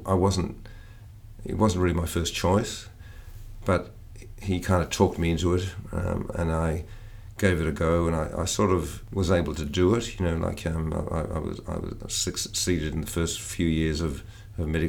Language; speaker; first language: English; native; English